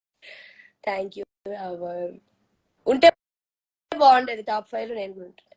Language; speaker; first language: Telugu; native; Telugu